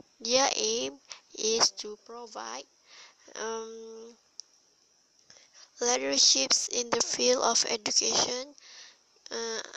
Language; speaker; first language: English; non-native, learner; Malay